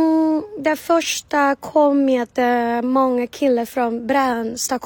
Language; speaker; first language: Swedish; non-native, learner; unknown